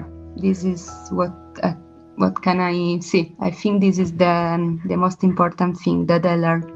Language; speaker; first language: English; non-native, learner; Italian